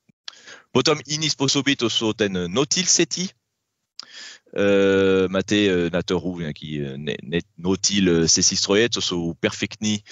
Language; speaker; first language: Czech; non-native, learner; French